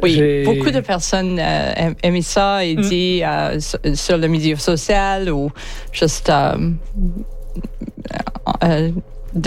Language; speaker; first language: French; non-native, learner; English